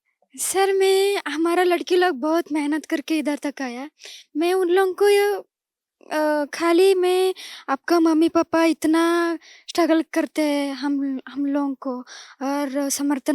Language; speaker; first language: Hindi; non-native, local second language; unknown